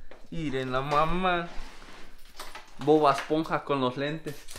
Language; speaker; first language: Spanish; early bilingual, heritage; Spanish